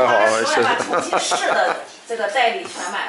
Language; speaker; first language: Chinese; native; Chinese